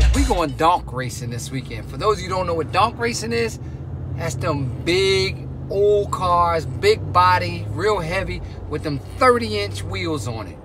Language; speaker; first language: English; native; English